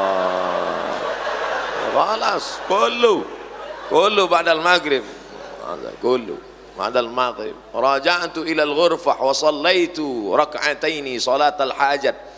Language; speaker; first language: Arabic; non-native, fluent; Indonesian